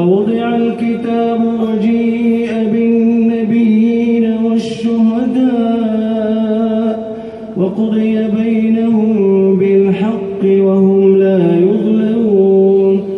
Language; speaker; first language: Arabic; native; Arabic